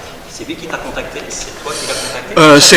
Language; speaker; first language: French; native; French